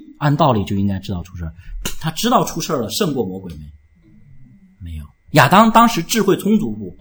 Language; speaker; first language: Chinese; native; Chinese